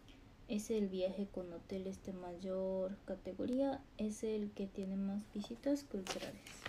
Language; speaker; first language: Spanish; non-native, learner; Japanese